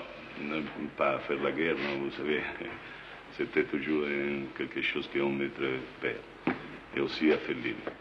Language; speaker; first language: French; non-native, learner; Italian